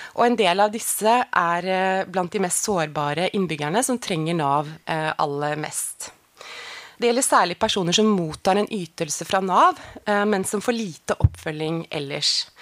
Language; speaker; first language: Norwegian; native; Norwegian